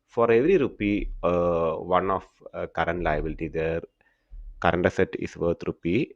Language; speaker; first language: English; non-native, local second language; Malayalam